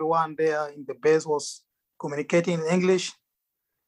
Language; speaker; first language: English; non-native, fluent; Arabic